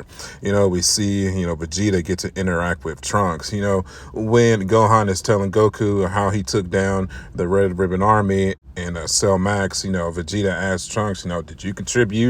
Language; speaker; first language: English; native; English